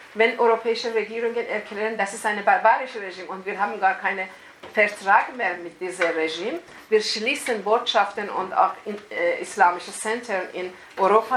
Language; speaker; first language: German; non-native, fluent; Persian